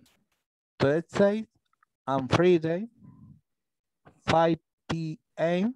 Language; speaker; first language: English; non-native, learner; Spanish